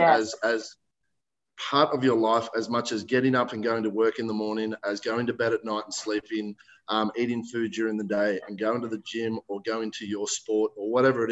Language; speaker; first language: English; native; English